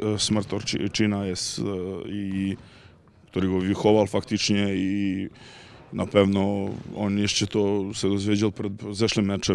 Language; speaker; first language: Polish; non-native, learner; Serbian